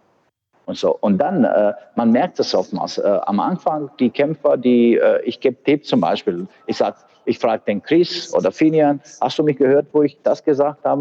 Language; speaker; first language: German; non-native, fluent; Bosnian